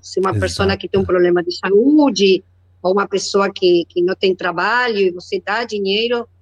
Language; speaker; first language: Portuguese; non-native, learner; Spanish